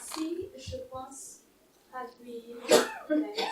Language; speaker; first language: French; non-native, learner; Marathi